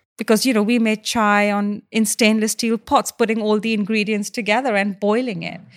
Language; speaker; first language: English; non-native, local second language; Hindi